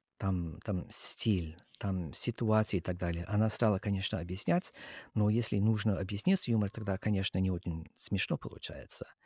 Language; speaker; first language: Russian; non-native, fluent; English